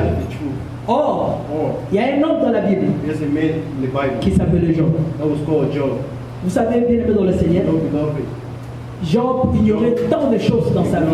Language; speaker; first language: French; non-native, local second language; Lingala